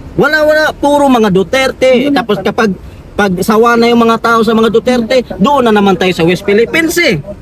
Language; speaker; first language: Filipino; non-native, local second language; Cebuano